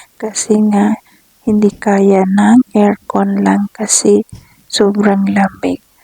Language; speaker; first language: Filipino; native; Filipino